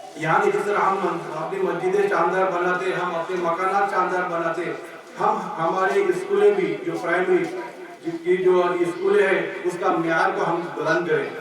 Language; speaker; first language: Urdu; native; Urdu